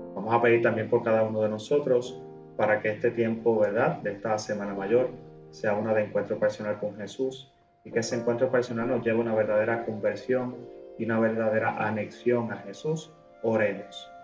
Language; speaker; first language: Spanish; native; Spanish